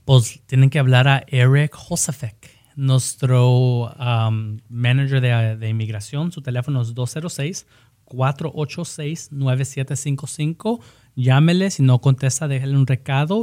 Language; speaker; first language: Spanish; early bilingual, heritage; Spanish